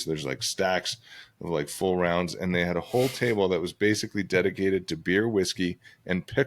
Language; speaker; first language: English; native; English